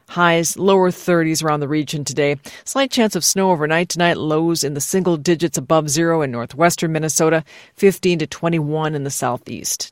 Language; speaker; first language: English; native; English